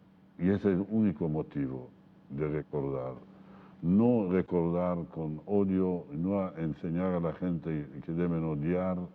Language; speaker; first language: Spanish; non-native, fluent; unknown